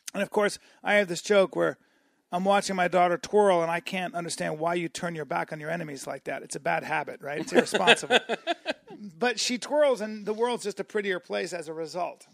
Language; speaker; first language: English; native; English